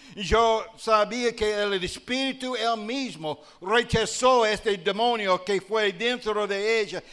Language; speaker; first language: Spanish; non-native, learner; English